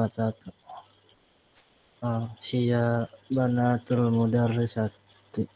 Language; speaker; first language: Arabic; non-native, learner; Indonesian